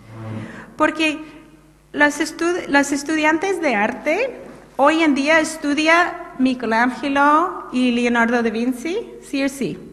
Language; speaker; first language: Spanish; non-native, fluent; English